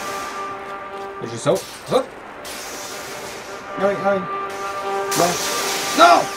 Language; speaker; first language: French; native; French